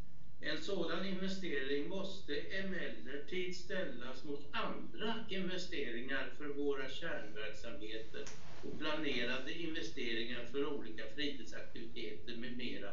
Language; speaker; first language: Swedish; native; Swedish